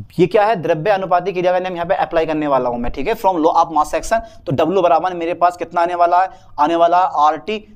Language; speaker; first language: Hindi; native; Hindi